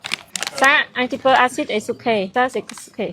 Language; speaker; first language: French; non-native, learner; Khmer